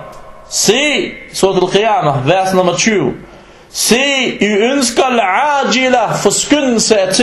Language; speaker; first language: Danish; early bilingual, other home language; Arabic